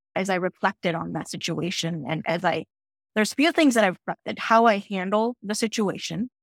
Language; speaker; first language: English; non-native, local second language; Gujarati